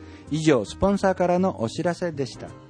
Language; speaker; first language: Japanese; native; Japanese